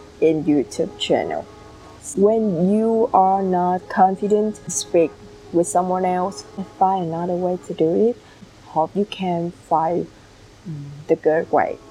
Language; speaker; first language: English; non-native, learner; Vietnamese